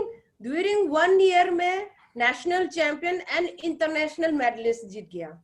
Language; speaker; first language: Hindi; non-native, local second language; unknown